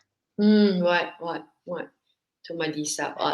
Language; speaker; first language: French; non-native, learner; Filipino